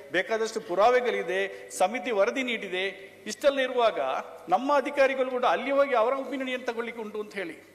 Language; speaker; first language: Kannada; non-native, local second language; Tulu